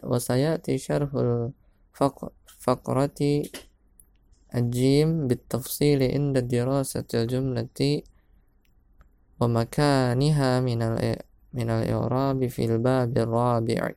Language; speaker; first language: Arabic; non-native, fluent; Indonesian